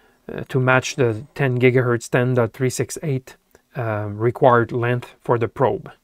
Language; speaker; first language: English; non-native, local second language; French